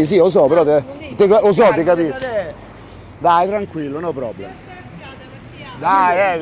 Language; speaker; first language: Italian; native; Italian